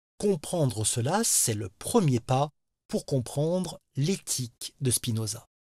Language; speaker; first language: French; native; French